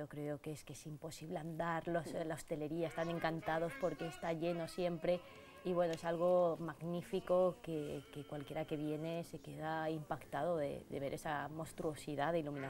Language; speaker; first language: Spanish; native; Spanish